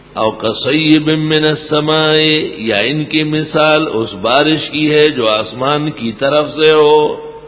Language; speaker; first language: Urdu; non-native, local second language; Pashto